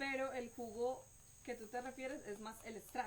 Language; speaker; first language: Spanish; native; Spanish